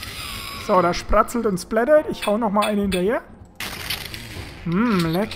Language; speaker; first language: German; native; German